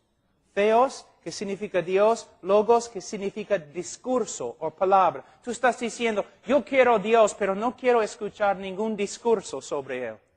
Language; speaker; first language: Spanish; non-native, fluent; English